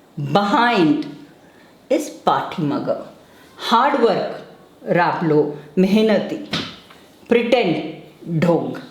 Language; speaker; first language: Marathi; non-native, local second language; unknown